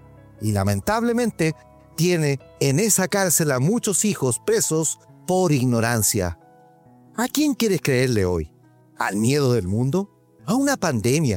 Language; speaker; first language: Spanish; native; Spanish